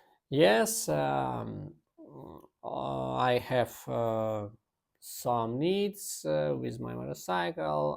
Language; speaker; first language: English; non-native, learner; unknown